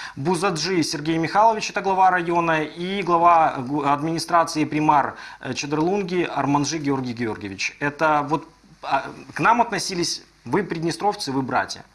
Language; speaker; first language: Russian; native; Russian